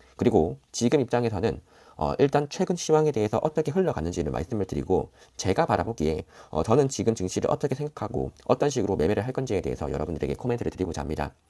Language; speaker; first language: Korean; native; Korean